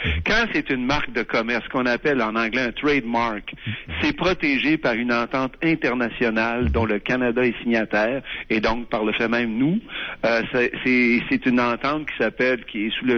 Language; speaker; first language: French; native; French